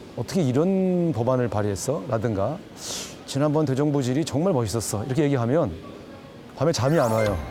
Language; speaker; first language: Korean; native; Korean